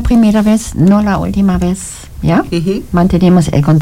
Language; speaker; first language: Spanish; non-native, learner; German